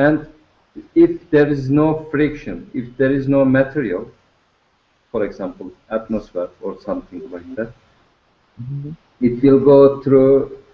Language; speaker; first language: English; non-native, learner; Turkish